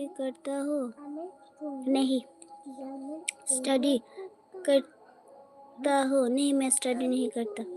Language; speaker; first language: Hindi; non-native, local second language; Bangla